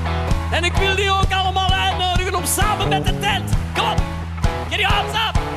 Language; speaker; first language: Dutch; native; Dutch